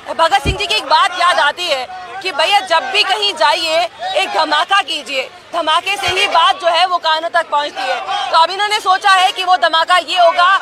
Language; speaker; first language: Hindi; native; Hindi